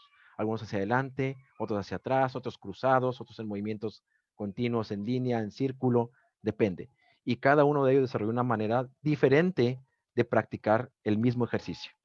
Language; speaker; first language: Spanish; native; Spanish